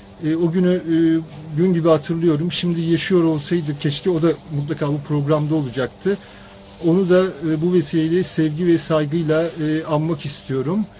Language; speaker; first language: Turkish; native; Turkish